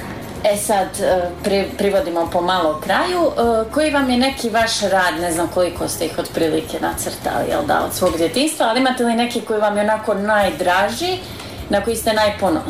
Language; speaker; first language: Croatian; native; Croatian